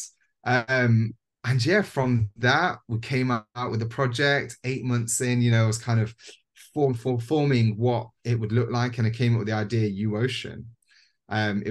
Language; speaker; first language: English; native; English